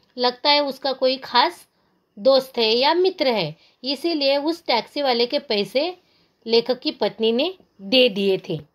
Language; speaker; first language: Hindi; non-native, local second language; Marathi